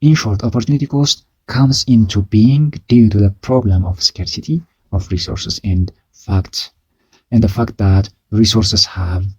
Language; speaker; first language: English; non-native, local second language; Amharic